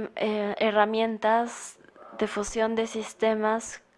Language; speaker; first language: Spanish; non-native, fluent; German